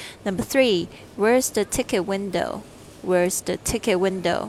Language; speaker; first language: English; non-native, fluent; Chinese